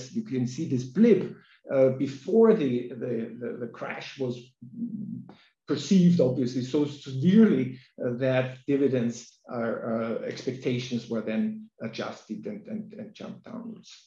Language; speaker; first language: English; non-native, fluent; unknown